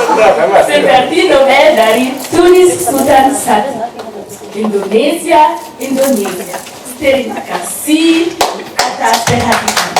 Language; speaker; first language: Indonesian; non-native, learner; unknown